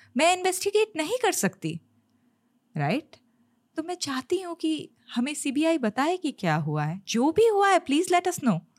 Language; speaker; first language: Hindi; native; Hindi